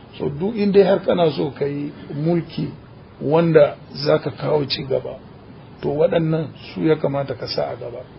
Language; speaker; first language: Hausa; non-native, local second language; Fula